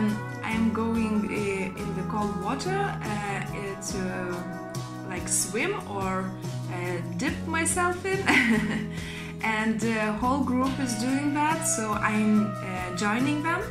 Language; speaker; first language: English; non-native, learner; Lithuanian